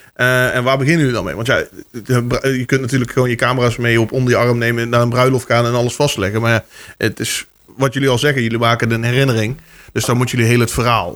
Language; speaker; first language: Dutch; native; Dutch